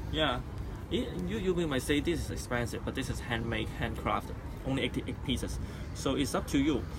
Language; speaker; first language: English; non-native, local second language; Cantonese